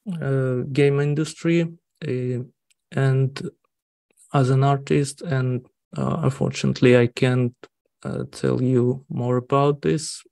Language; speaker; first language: English; non-native, learner; Russian